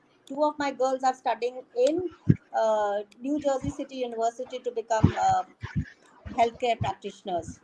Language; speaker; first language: English; non-native, local second language; Hindi